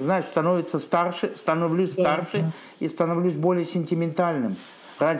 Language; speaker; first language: Russian; native; Russian